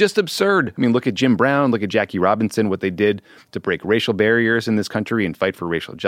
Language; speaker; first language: English; native; English